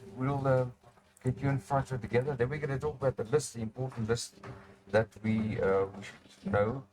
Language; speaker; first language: English; non-native, local second language; Afrikaans